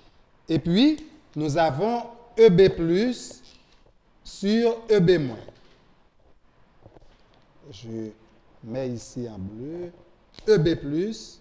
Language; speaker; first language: French; non-native, local second language; Haitian Creole